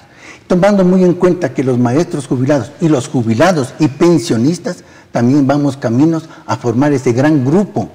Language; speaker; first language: Spanish; native; Spanish